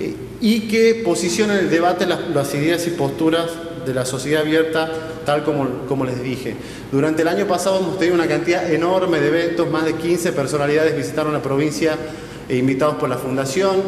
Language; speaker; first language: Spanish; native; Spanish